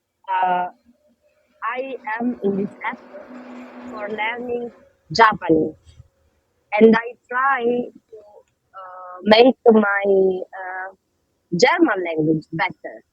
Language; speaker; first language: English; non-native, learner; Italian